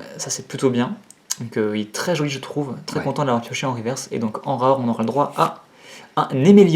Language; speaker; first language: French; native; French